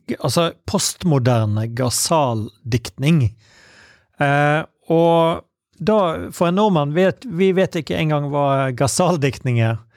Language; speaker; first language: Norwegian; native; Norwegian